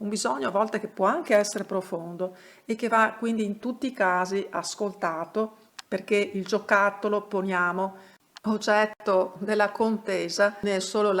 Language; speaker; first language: Italian; native; Italian